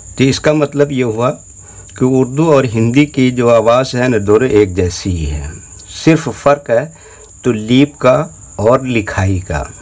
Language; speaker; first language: Hindi; native; Hindi